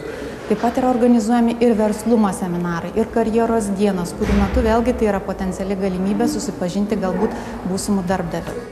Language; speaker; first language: Lithuanian; native; Lithuanian